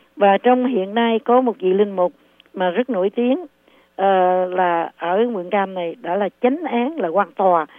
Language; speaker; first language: Vietnamese; native; Vietnamese